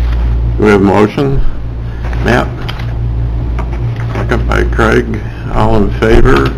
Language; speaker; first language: English; native; English